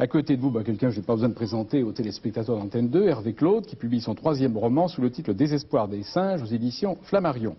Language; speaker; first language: French; native; French